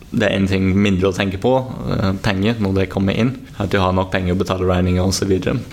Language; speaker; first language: Norwegian; non-native, fluent; English